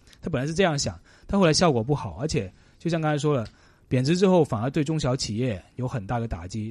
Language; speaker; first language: Chinese; non-native, local second language; Cantonese